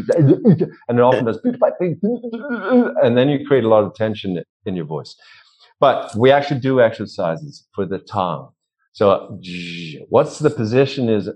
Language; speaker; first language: English; non-native, fluent; Swedish